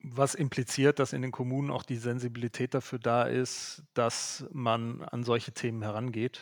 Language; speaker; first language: German; native; German